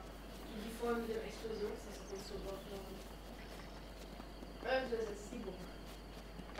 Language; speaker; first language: German; native; German